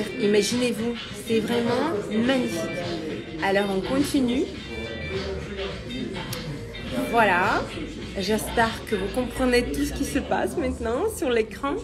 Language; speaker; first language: French; non-native, fluent; Russian